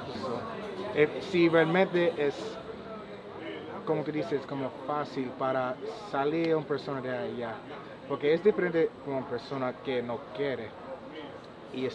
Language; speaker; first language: Spanish; non-native, learner; English